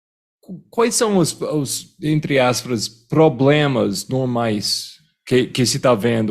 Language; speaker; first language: Portuguese; non-native, fluent; English